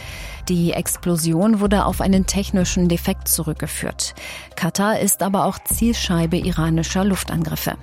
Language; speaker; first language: German; native; German